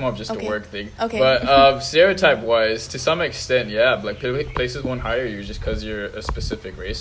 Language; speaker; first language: English; non-native, local second language; Tamil